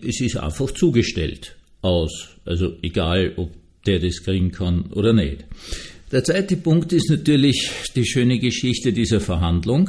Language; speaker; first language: German; native; German